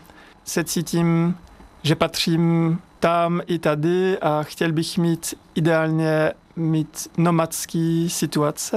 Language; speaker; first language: Czech; non-native, fluent; French